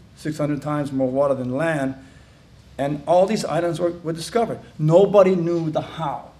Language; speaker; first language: English; native; English